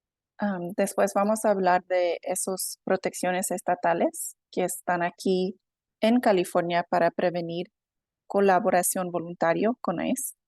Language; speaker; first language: Spanish; non-native, fluent; English